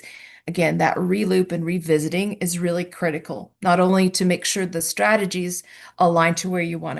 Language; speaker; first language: English; native; English